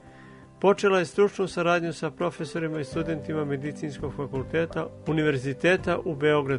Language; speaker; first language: Serbian; native; Serbian